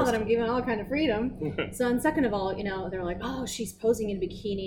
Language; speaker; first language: English; non-native, fluent; Russian